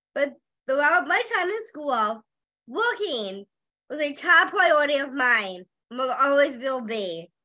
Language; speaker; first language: English; native; English